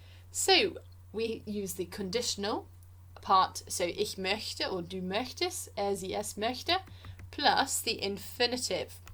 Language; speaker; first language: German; non-native, fluent; English